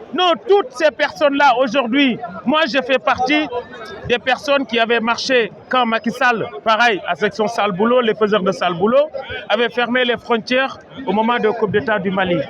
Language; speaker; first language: French; non-native, local second language; Wolof